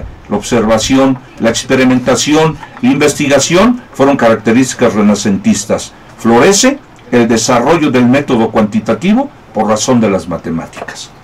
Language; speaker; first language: Spanish; native; Spanish